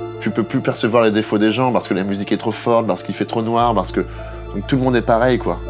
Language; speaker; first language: French; native; French